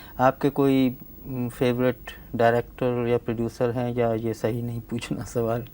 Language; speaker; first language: Hindi; native; Hindi